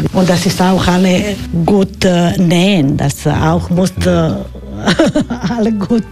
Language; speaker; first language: German; non-native, learner; Croatian